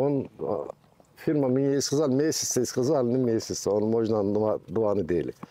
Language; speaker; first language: Russian; non-native, learner; Turkish